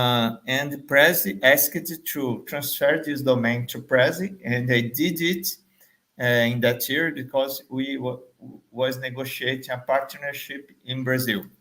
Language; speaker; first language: English; non-native, fluent; Portuguese